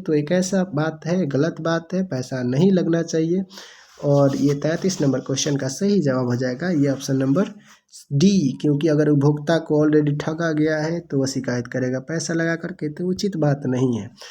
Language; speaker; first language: Hindi; non-native, local second language; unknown